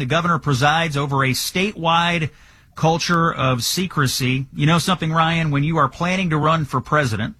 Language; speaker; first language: English; native; English